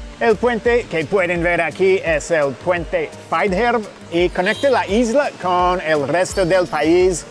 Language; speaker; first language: Spanish; non-native, fluent; English